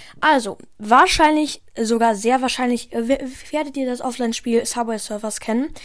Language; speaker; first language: German; native; German